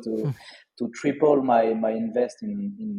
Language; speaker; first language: English; non-native, fluent; French